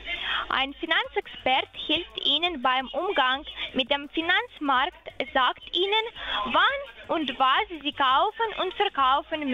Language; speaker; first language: German; non-native, learner; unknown